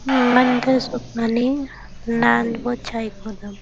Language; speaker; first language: Persian; non-native, learner; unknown